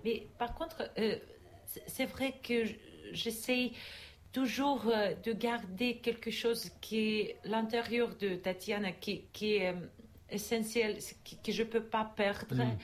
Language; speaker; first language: French; non-native, learner; Russian